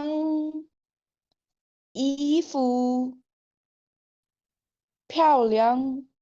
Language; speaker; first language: Chinese; non-native, learner; Urdu